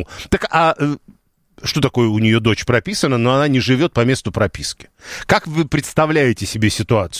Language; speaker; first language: Russian; native; Russian